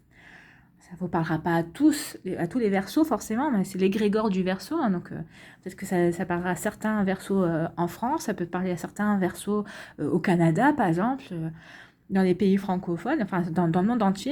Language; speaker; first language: French; native; French